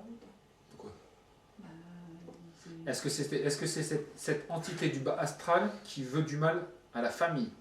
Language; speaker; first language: French; native; French